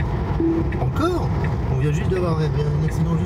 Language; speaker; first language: French; native; French